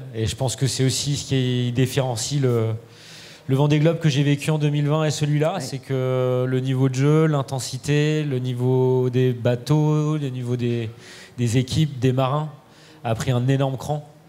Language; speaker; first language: French; native; French